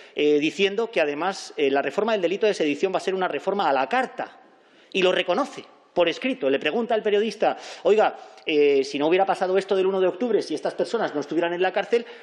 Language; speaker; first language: Spanish; native; Spanish